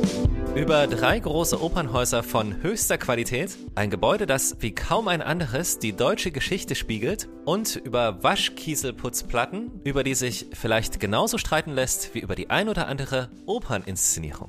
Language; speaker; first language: German; native; German